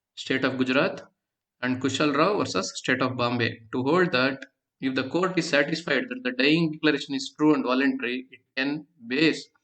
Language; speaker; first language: English; non-native, local second language; Kannada